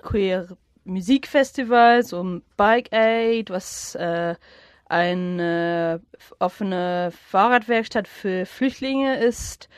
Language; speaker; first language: German; non-native, fluent; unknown